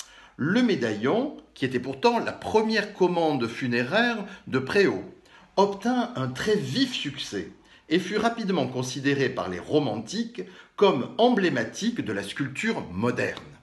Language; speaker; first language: French; native; French